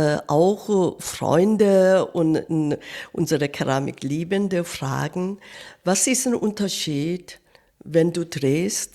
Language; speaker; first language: German; non-native, fluent; Korean